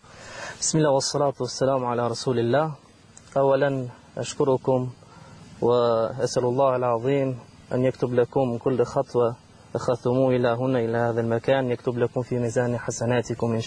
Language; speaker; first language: Arabic; non-native, fluent; Albanian